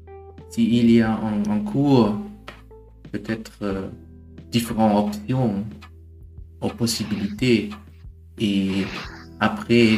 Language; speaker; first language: French; non-native, learner; German